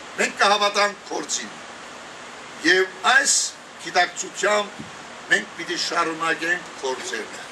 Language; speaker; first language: Armenian; early bilingual, heritage; Armenian